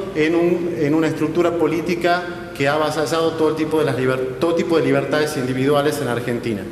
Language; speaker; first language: Spanish; native; Spanish